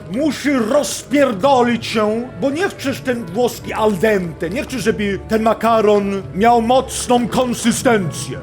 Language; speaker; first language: Polish; non-native, fluent; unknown